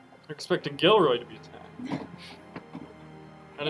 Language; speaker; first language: English; native; English